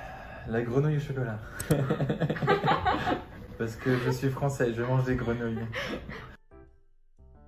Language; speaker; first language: French; non-native, fluent; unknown